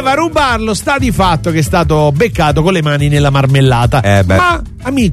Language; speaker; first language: Italian; native; Italian